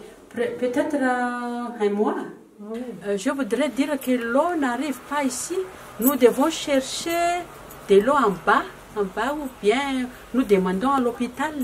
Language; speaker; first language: French; non-native, local second language; Malagasy